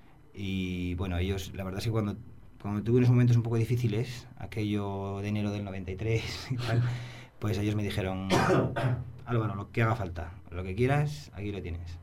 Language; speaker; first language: Spanish; native; Spanish